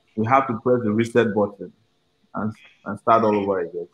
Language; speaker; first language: English; non-native, local second language; Yoruba